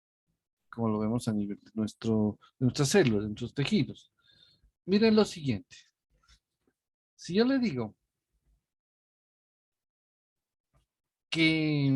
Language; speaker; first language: Spanish; native; Spanish